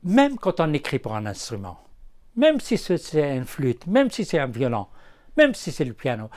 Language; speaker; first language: French; non-native, local second language; Arabic